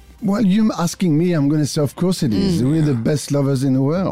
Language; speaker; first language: English; non-native, fluent; French